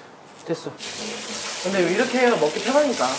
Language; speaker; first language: Korean; native; Korean